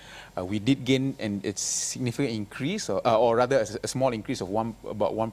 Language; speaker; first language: English; non-native, local second language; Malay